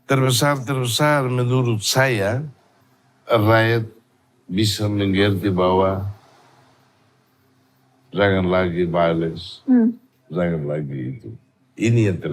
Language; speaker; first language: Indonesian; non-native, fluent; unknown